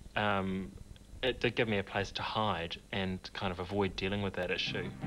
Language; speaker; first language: English; native; English